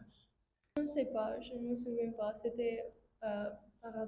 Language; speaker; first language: French; non-native, fluent; English